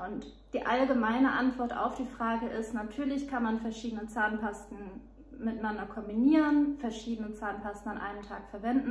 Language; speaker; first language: German; native; German